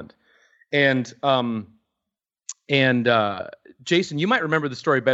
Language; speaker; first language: English; native; English